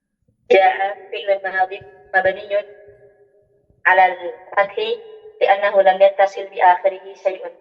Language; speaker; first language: Arabic; non-native, learner; Indonesian